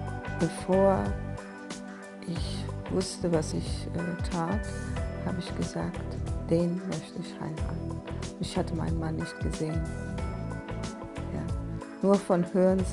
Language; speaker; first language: German; non-native, fluent; Persian